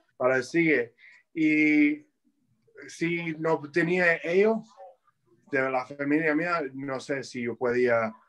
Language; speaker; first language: Spanish; early bilingual, heritage; Spanish